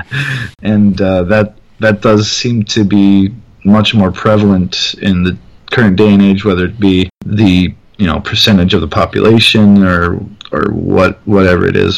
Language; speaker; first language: English; native; English